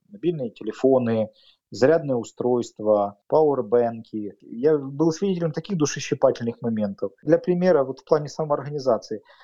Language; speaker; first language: Russian; native; Russian